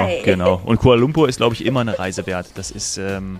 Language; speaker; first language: German; native; German